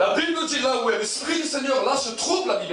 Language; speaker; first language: French; native; French